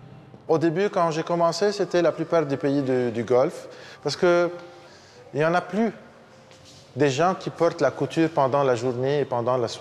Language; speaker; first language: French; non-native, local second language; Arabic